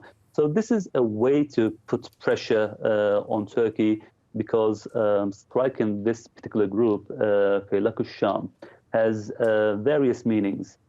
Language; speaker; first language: English; non-native, fluent; Turkish